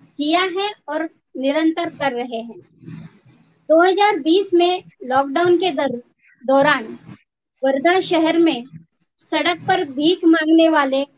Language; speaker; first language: Hindi; non-native, local second language; Marathi